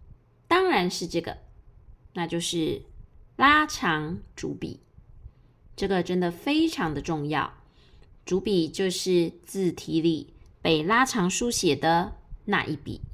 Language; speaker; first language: Chinese; native; Chinese